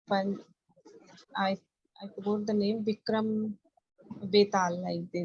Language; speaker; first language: English; non-native, learner; Hindi